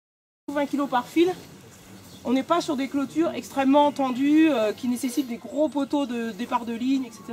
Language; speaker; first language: French; native; French